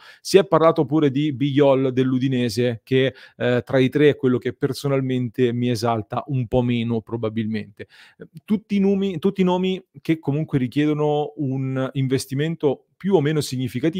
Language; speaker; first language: Italian; native; Italian